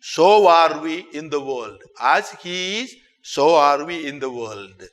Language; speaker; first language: English; non-native, local second language; Malayalam